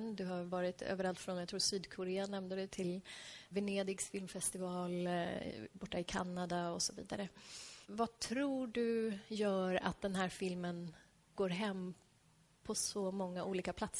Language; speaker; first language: Swedish; native; Swedish